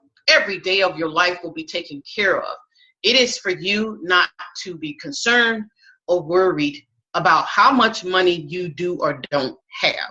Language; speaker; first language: English; native; English